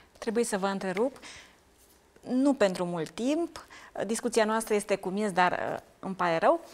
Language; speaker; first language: Romanian; native; Romanian